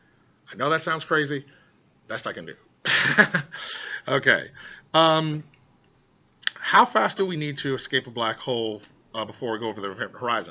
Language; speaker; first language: English; native; English